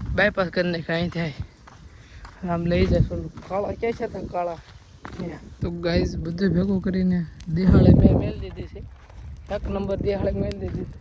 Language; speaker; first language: Gujarati; native; Gujarati